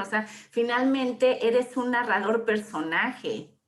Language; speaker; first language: Spanish; native; Spanish